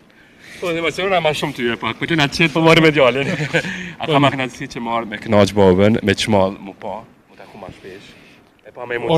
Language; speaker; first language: Albanian; native; Albanian